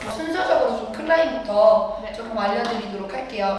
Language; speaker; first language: Korean; native; Korean